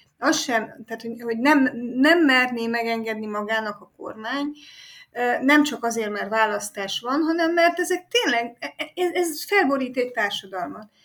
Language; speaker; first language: Hungarian; native; Hungarian